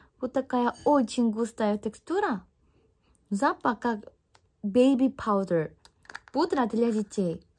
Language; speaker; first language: Russian; non-native, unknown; Korean